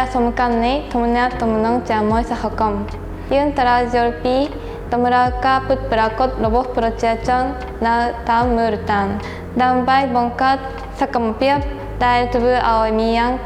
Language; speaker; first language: Khmer; non-native, fluent; Japanese